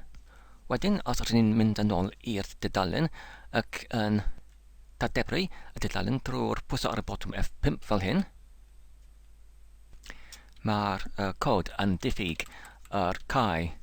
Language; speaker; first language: Welsh; non-native, learner; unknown